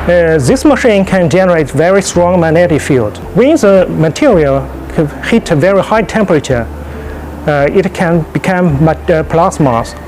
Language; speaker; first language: English; non-native, learner; Chinese